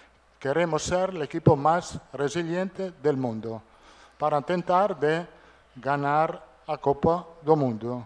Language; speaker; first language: Portuguese; non-native, learner; Italian